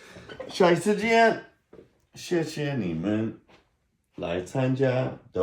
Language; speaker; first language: Chinese; non-native, fluent; English